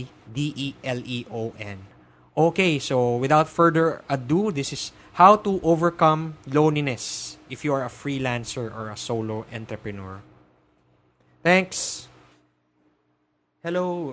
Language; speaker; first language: English; non-native, local second language; Filipino